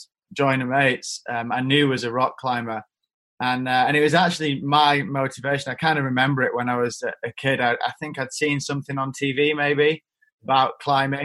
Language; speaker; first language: English; native; English